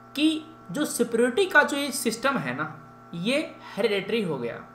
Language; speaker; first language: Hindi; native; Hindi